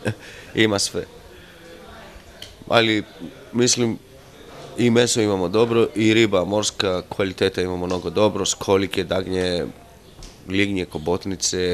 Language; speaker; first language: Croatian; non-native, learner; Greek